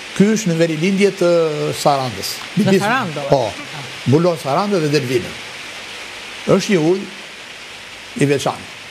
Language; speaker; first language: Albanian; native; Albanian